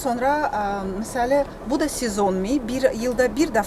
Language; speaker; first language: Turkish; non-native, learner; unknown